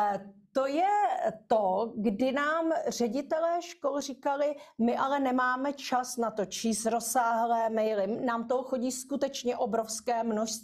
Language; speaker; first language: Czech; native; Czech